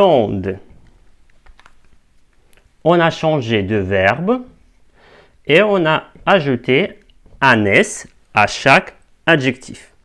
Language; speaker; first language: French; non-native, fluent; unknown